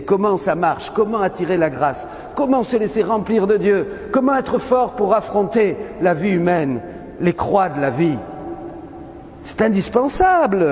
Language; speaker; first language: French; native; French